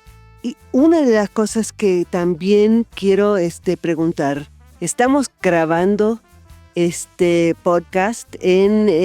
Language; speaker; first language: Spanish; non-native, fluent; English